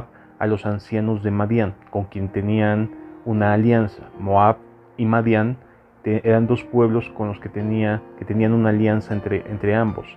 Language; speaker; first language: Spanish; native; Spanish